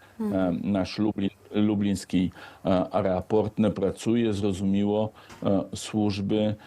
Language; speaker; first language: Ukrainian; non-native, fluent; Polish